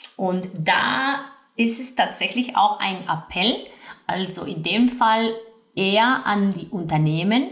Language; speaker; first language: German; non-native, fluent; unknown